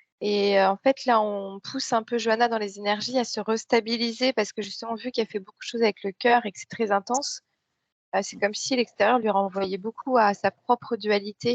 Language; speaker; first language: French; native; French